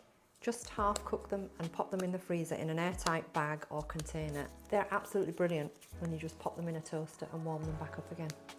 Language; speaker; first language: English; native; English